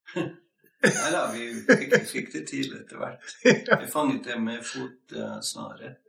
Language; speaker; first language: Norwegian; non-native, fluent; English